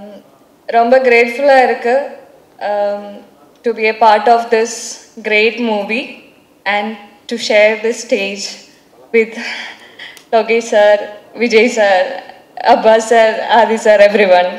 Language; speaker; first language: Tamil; non-native, learner; Malayalam